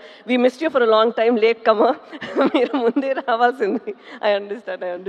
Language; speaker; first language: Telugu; non-native, local second language; Tamil